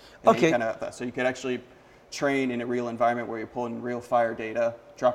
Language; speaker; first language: English; native; English